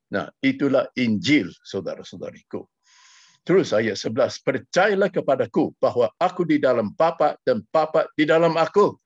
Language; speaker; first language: Malay; non-native, fluent; English